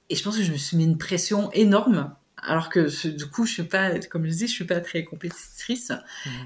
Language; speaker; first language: French; native; French